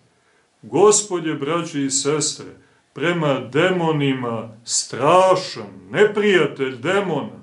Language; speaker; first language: Serbian; native; Serbian